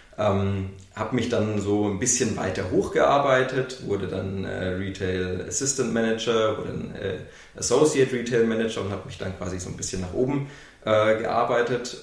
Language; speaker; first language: German; native; German